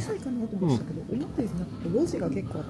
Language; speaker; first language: Japanese; native; Japanese